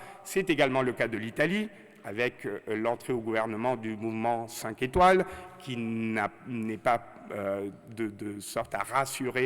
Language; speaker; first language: French; native; French